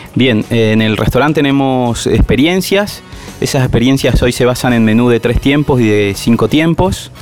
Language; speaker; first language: Spanish; native; Spanish